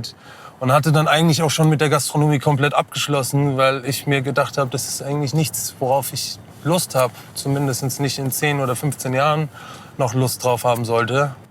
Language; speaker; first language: German; early bilingual, other home language; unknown